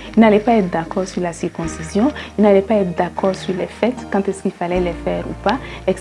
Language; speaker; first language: French; native; French